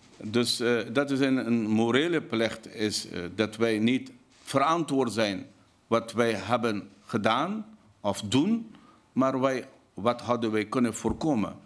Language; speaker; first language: Dutch; non-native, fluent; Persian